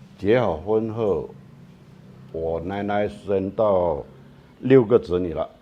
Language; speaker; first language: Chinese; early bilingual, heritage; Chinese